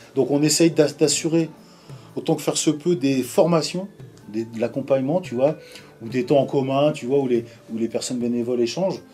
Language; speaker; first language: French; native; French